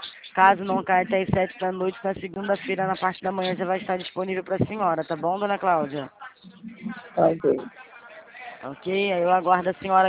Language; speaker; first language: Portuguese; native; Portuguese